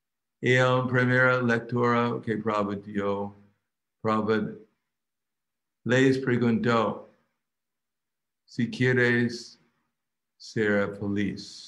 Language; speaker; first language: Spanish; non-native, fluent; English